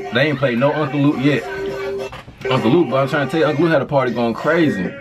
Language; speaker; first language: English; native; English